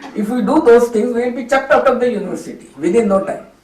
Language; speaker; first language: English; non-native, local second language; Hindi